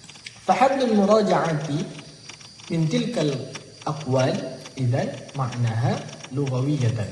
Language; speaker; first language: Arabic; non-native, learner; Indonesian